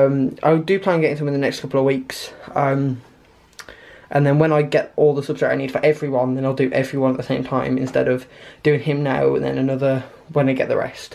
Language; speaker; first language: English; native; English